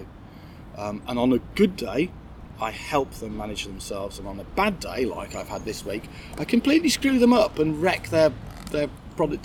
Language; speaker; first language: English; native; English